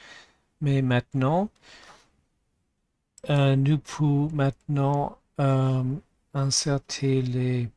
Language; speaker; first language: French; non-native, learner; English